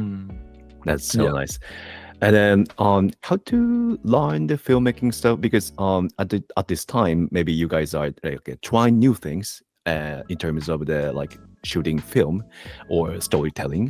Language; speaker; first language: English; non-native, learner; Japanese